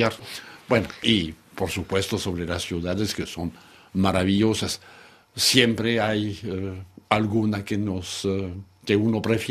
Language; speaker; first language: Spanish; non-native, fluent; French